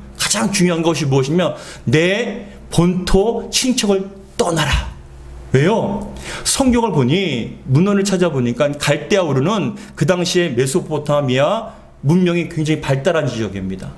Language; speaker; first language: Korean; native; Korean